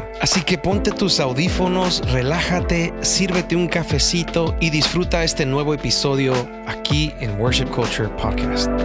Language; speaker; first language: Spanish; native; Spanish